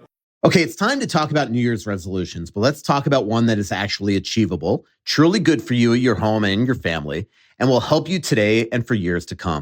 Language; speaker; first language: English; native; English